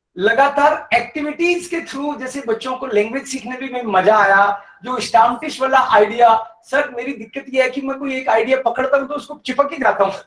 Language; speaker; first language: Hindi; native; Hindi